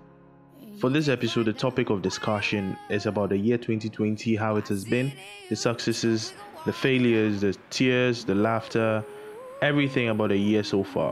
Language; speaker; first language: English; non-native, local second language; Akan